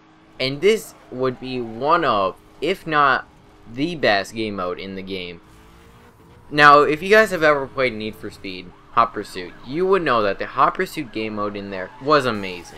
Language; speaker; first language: English; native; English